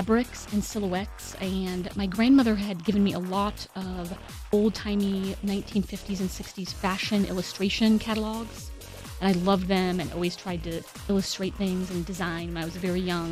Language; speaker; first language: English; native; English